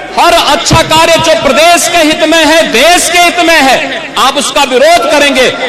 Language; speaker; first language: Hindi; native; Hindi